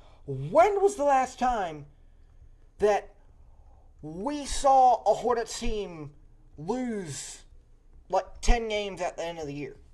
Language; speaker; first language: English; native; English